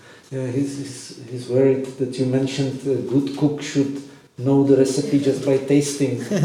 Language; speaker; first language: English; non-native, fluent; Czech